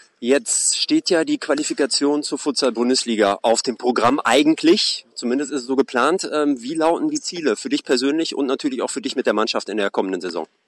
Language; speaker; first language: German; native; German